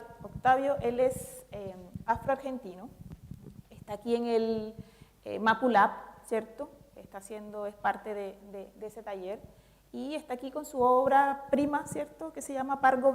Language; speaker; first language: Spanish; native; Spanish